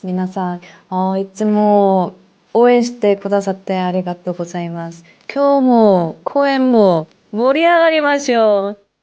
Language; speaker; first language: Japanese; non-native, learner; Korean